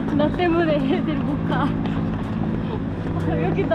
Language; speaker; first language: Korean; non-native, fluent; Turkish